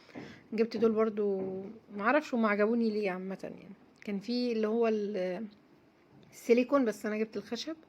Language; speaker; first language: Arabic; native; Arabic